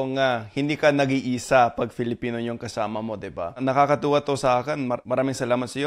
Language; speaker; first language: Filipino; non-native, fluent; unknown